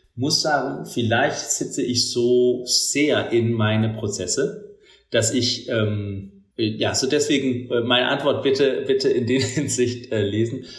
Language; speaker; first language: German; non-native, fluent; Danish